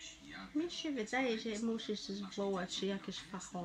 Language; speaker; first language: Polish; non-native, fluent; Portuguese